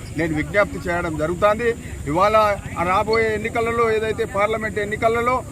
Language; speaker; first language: Telugu; non-native, local second language; Gondi